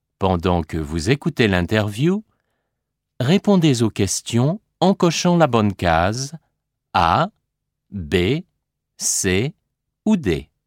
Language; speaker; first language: French; native; French